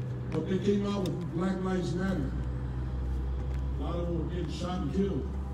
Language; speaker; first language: English; early bilingual, other home language; Spanish